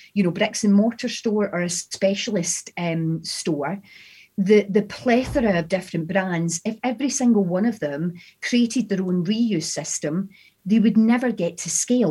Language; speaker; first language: English; native; English